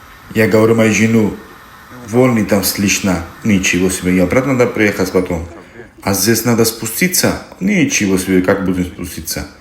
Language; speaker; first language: Russian; non-native, learner; Georgian